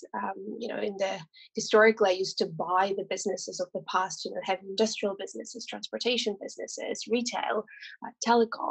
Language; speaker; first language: English; non-native, fluent; French